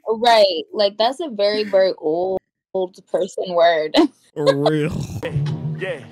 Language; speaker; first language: English; native; English